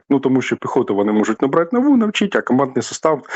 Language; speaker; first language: Ukrainian; native; Ukrainian